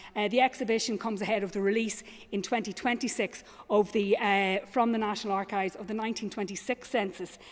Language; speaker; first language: English; native; English